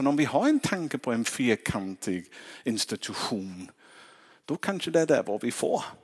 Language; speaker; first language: Swedish; non-native, fluent; English